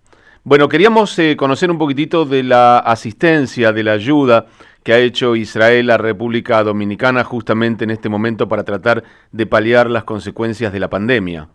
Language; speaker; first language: Spanish; native; Spanish